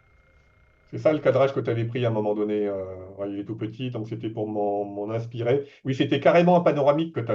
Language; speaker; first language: French; native; French